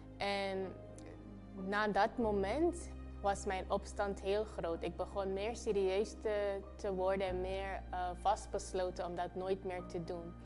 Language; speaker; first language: Dutch; non-native, local second language; Papiamento